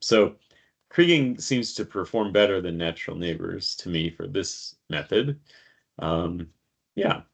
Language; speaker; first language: English; native; English